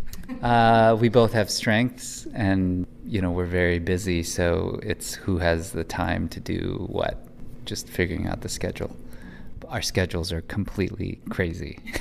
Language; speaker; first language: English; early bilingual, other home language; Chinese